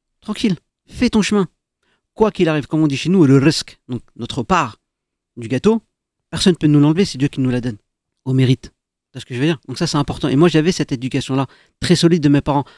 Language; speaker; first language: French; early bilingual, other home language; Arabic